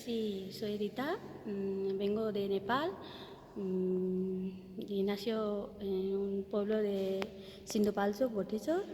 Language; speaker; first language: Spanish; non-native, learner; Nepali